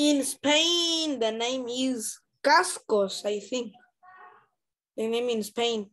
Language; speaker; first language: English; non-native, learner; Spanish